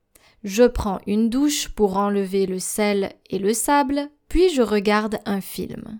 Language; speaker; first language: French; non-native, fluent; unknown